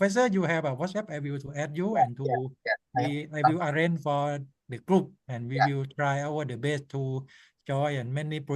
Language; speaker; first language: English; non-native, learner; Thai